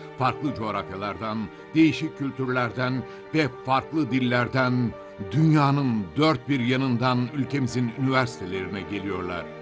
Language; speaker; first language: Turkish; native; Turkish